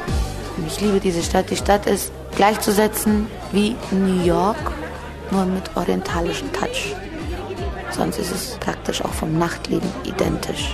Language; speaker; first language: German; early bilingual, other home language; Turkish